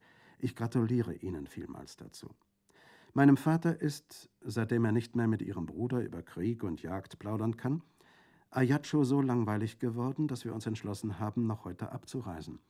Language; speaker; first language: German; native; German